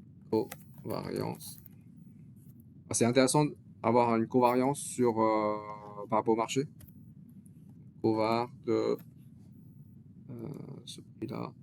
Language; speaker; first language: French; native; French